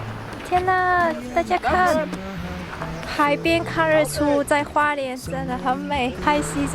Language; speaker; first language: Chinese; non-native, fluent; Mongolian